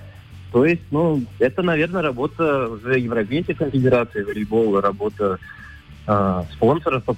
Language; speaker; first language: Russian; native; Russian